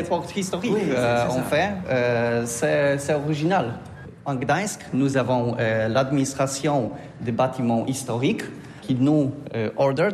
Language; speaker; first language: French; non-native, learner; Polish